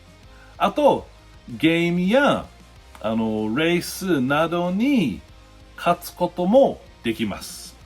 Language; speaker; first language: Japanese; non-native, fluent; English